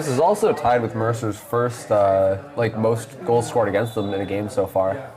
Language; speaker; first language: English; native; English